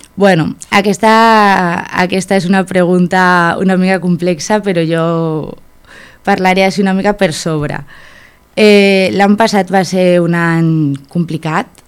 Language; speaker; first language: Catalan; non-native, local second language; Spanish